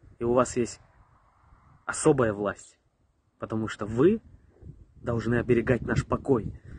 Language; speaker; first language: Russian; native; Russian